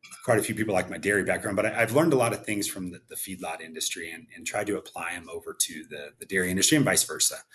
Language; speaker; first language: English; native; English